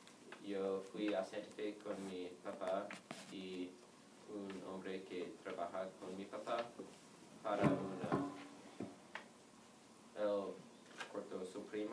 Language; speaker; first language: Spanish; non-native, learner; English